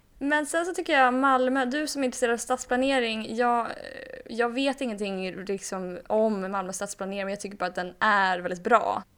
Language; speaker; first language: Swedish; native; Swedish